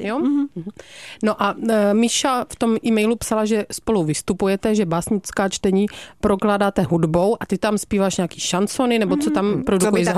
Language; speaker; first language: Czech; native; Czech